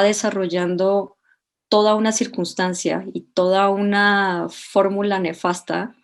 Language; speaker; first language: Spanish; native; Spanish